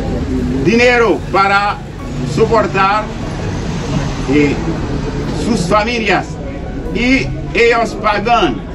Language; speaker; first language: Spanish; non-native, learner; Haitian Creole